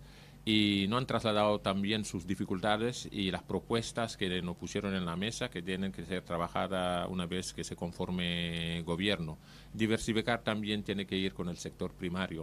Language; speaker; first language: Spanish; native; Spanish